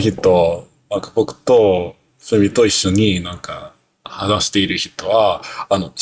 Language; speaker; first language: Japanese; non-native, learner; English